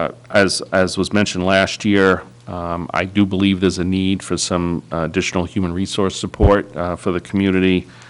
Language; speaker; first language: English; native; English